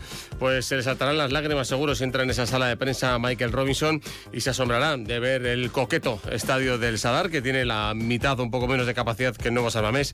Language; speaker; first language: Spanish; native; Spanish